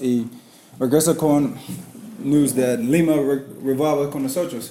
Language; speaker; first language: Spanish; non-native, learner; English